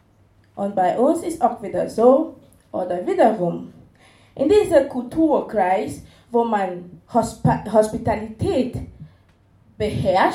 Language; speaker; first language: German; non-native, fluent; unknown